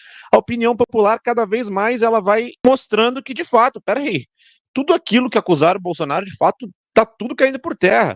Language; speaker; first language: Portuguese; native; Portuguese